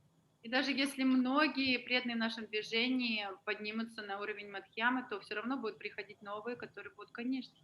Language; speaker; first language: Russian; native; Russian